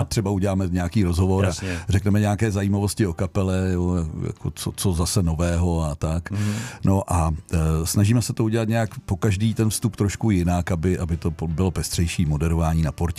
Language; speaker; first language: Czech; native; Czech